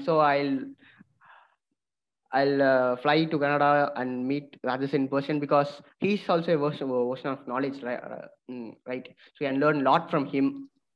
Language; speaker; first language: English; non-native, local second language; Tamil